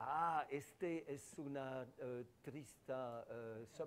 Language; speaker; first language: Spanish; non-native, fluent; French